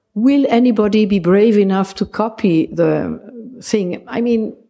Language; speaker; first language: English; non-native, fluent; French